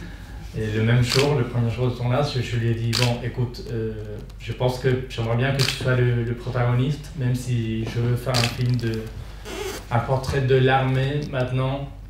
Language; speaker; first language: French; non-native, fluent; Spanish